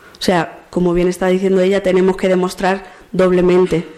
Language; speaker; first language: Spanish; native; Spanish